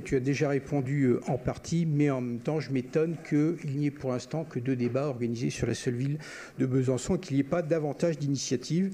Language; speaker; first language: French; native; French